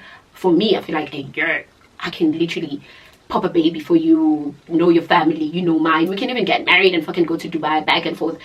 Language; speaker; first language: English; non-native, local second language; Zulu